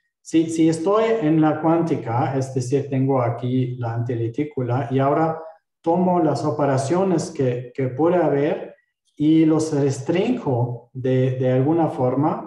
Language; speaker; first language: Spanish; non-native, fluent; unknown